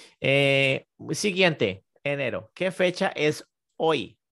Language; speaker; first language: Spanish; non-native, fluent; English